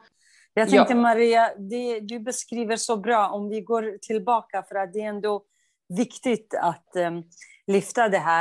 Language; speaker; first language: Swedish; non-native, fluent; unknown